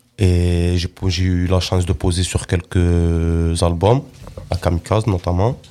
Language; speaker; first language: French; native; French